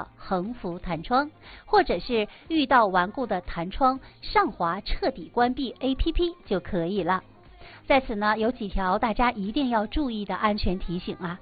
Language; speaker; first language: Chinese; native; Chinese